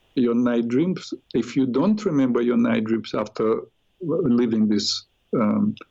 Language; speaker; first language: English; non-native, fluent; Russian